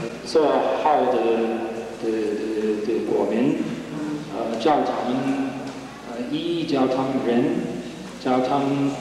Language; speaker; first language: Chinese; non-native, learner; English